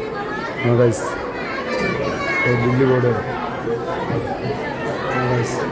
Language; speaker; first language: Hindi; non-native, local second language; Bangla